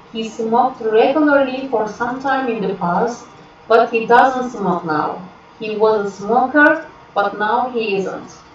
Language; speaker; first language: English; non-native, fluent; Turkish